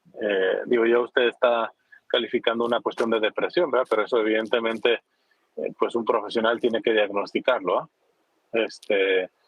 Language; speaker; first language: Spanish; native; Spanish